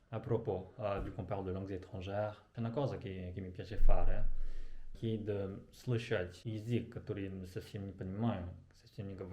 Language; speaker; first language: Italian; non-native, fluent; Japanese